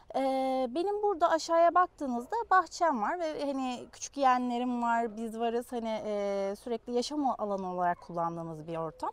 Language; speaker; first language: Turkish; native; Turkish